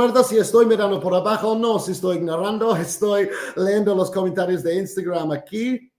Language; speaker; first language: Spanish; non-native, fluent; English